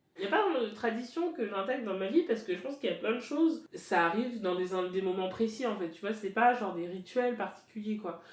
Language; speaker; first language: French; early bilingual, other home language; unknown